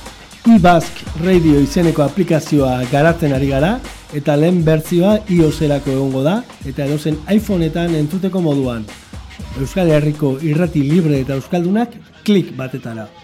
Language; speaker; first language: Basque; native; Basque